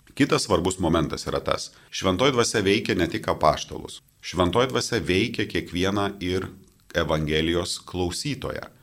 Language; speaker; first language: Lithuanian; non-native, local second language; Polish